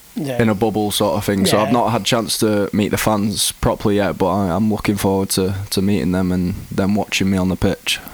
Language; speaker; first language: English; native; English